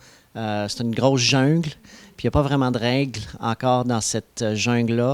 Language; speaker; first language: French; native; French